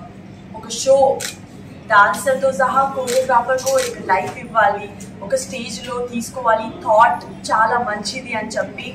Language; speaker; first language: Telugu; non-native, fluent; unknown